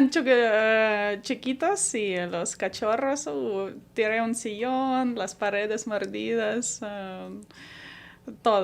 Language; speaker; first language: Spanish; non-native, fluent; Ukrainian